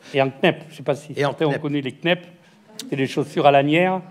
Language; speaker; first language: French; native; French